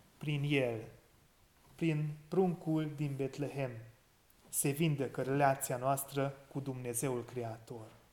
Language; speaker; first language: Romanian; non-native, local second language; Hungarian